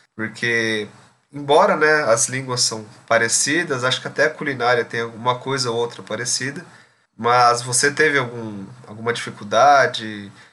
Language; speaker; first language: Portuguese; native; Portuguese